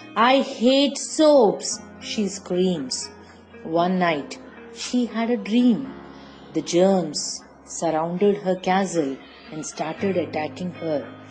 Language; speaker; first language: English; non-native, local second language; Telugu